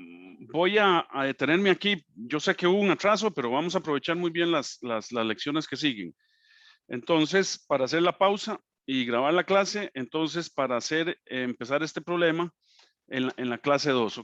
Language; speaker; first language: Spanish; native; Spanish